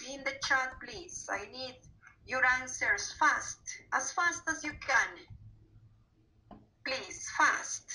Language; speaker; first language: English; non-native, fluent; Spanish